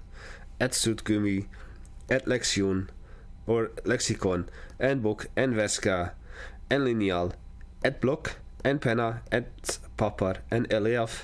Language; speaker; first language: Swedish; non-native, learner; English